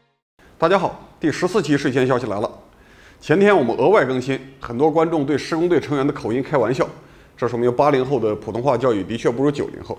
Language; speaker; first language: Chinese; native; Chinese